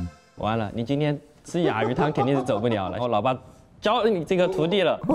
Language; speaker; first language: Chinese; native; Chinese